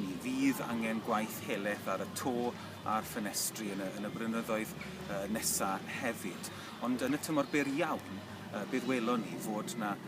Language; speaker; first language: Welsh; native; Welsh